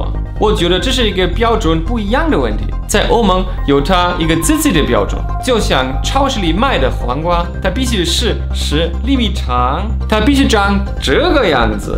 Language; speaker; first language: Chinese; non-native, fluent; German